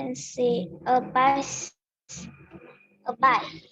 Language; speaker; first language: English; non-native, learner; Vietnamese